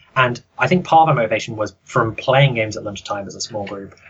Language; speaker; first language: English; native; English